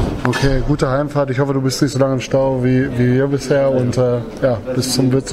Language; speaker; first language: German; native; German